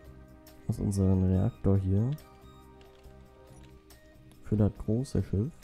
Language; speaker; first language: German; native; German